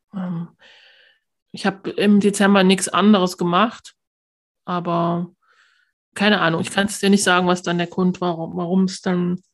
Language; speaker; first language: German; native; German